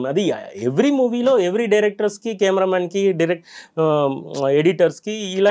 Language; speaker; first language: Telugu; non-native, fluent; Tamil